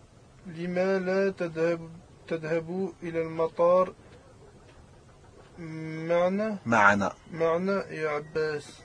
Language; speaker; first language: Arabic; non-native, learner; French